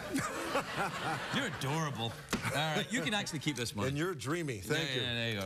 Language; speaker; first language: English; native; English